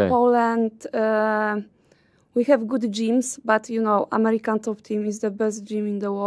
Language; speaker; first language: English; non-native, learner; Polish